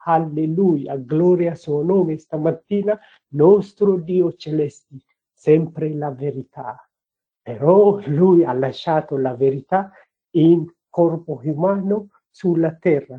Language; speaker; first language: Italian; non-native, learner; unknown